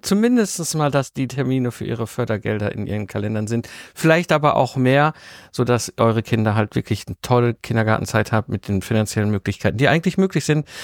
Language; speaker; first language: German; native; German